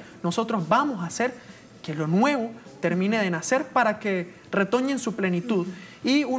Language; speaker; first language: Spanish; native; Spanish